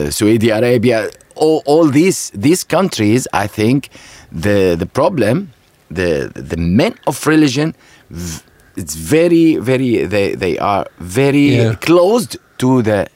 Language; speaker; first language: English; non-native, learner; Arabic